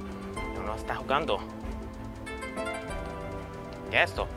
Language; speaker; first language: Spanish; non-native, learner; English